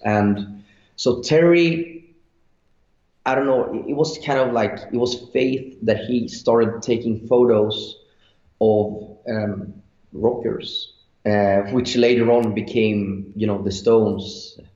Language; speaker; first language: English; non-native, fluent; Swedish